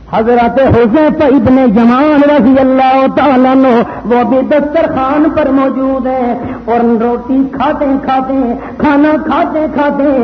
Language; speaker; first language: Urdu; non-native, local second language; Punjabi